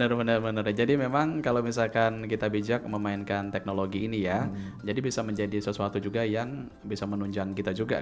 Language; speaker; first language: Indonesian; native; Indonesian